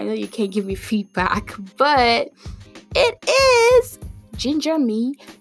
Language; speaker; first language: English; non-native, local second language; Igbo